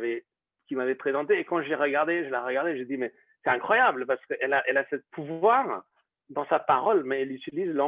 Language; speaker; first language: French; non-native, fluent; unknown